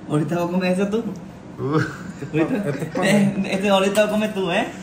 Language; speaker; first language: Spanish; non-native, learner; Chinese